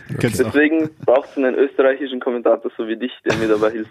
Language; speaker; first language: German; native; German